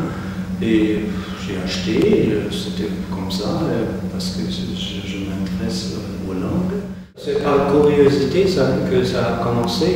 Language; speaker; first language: French; non-native, fluent; German